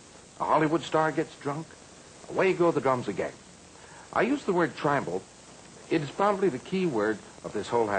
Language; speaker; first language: English; native; English